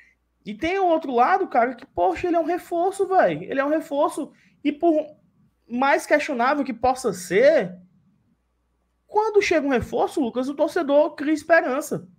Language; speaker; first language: Portuguese; native; Portuguese